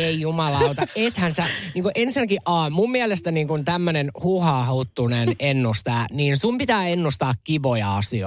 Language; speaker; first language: Finnish; native; Finnish